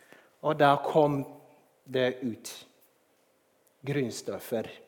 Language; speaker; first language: Norwegian; non-native, fluent; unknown